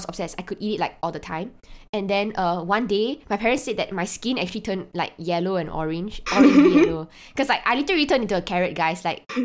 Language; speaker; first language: English; non-native, local second language; Chinese